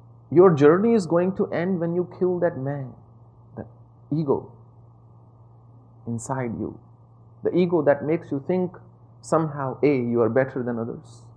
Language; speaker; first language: English; non-native, local second language; Punjabi